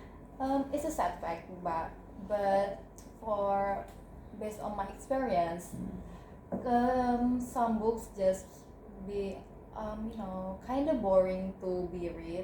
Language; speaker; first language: English; non-native, learner; Indonesian